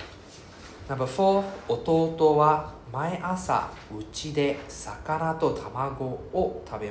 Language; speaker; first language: Japanese; non-native, fluent; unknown